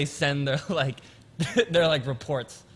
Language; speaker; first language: English; early bilingual, other home language; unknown